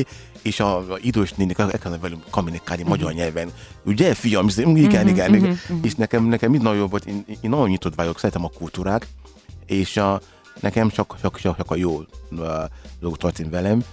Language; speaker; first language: Hungarian; non-native, learner; Yoruba